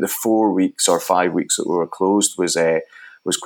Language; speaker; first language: English; native; English